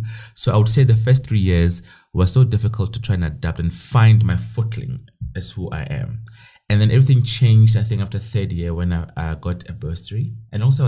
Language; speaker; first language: English; non-native, local second language; Southern Sotho